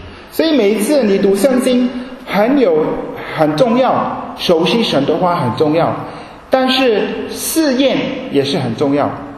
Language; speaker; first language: Chinese; non-native, fluent; German